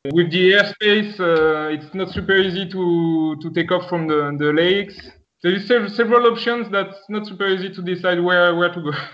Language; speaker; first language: English; non-native, fluent; French